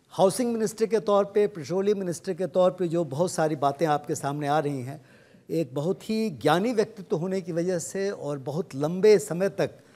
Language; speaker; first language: Hindi; native; Hindi